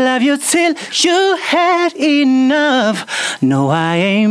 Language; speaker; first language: English; non-native, local second language; Zulu